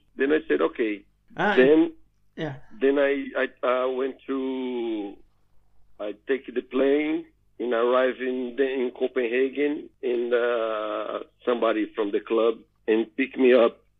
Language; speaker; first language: English; non-native, learner; Portuguese